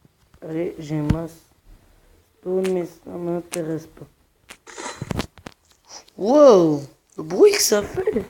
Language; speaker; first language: French; non-native, local second language; Arabic